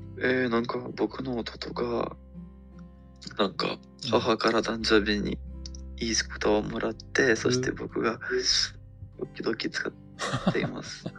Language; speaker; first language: Japanese; non-native, learner; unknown